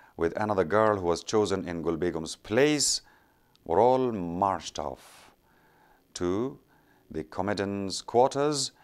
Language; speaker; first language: English; non-native, local second language; Persian